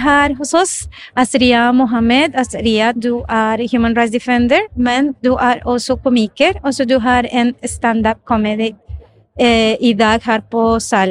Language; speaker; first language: Norwegian; non-native, fluent; Spanish